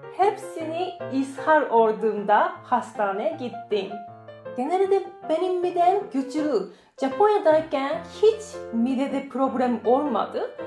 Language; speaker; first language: Turkish; non-native, learner; Japanese